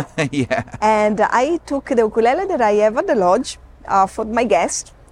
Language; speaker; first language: English; non-native, fluent; Italian